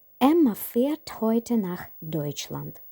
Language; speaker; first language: German; non-native, fluent; Ukrainian